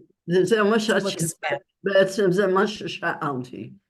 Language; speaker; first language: Hebrew; non-native, learner; English